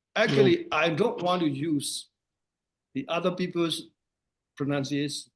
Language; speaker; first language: English; non-native, fluent; Burmese